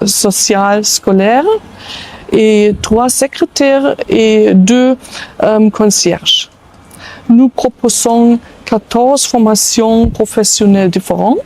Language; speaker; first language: French; non-native, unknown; German